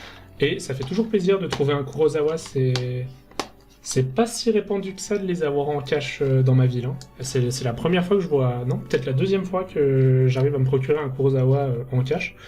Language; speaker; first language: French; native; French